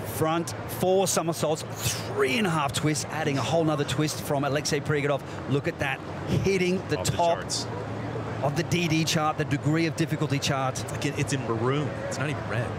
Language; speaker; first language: English; native; English